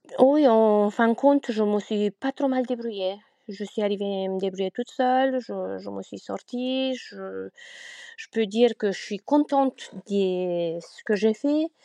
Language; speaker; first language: French; non-native, fluent; Romanian